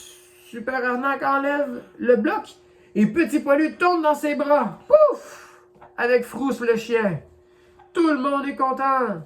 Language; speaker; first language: French; native; French